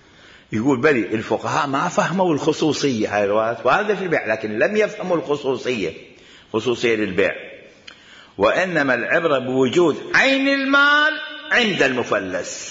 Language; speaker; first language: Arabic; native; Arabic